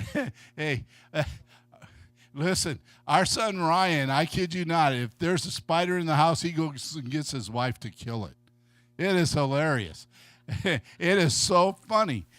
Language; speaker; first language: English; native; English